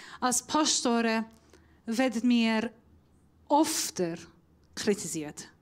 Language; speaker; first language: German; non-native, fluent; Assyrian Neo-Aramaic